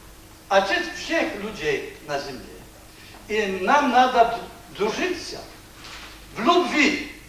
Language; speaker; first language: Russian; non-native, learner; Polish